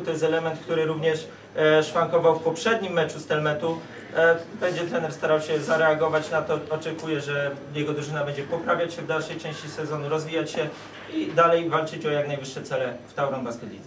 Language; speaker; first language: Polish; native; Polish